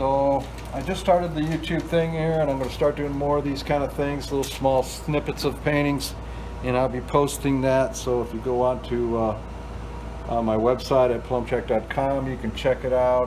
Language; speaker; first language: English; native; English